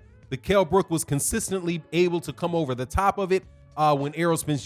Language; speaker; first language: English; native; English